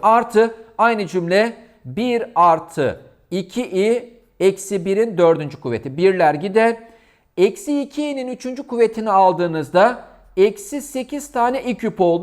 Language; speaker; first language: Turkish; native; Turkish